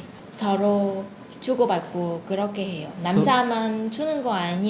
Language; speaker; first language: Korean; non-native, fluent; Vietnamese